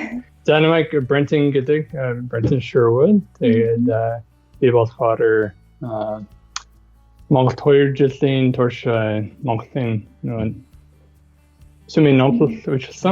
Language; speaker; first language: Mongolian; non-native, learner; English